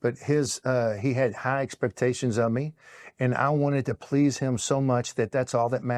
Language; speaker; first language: English; native; English